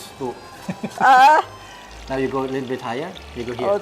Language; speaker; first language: English; non-native, fluent; Indonesian